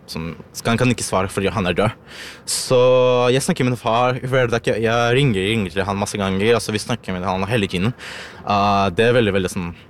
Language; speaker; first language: Norwegian; non-native, learner; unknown